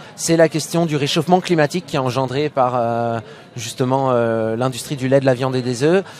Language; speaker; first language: French; native; French